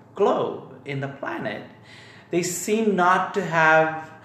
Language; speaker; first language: English; non-native, local second language; Tamil